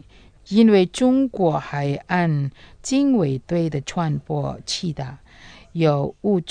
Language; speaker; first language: Chinese; non-native, learner; Indonesian